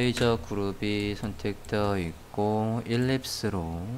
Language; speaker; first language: Korean; native; Korean